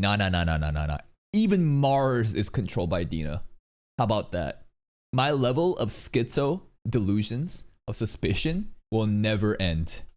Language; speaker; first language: English; native; English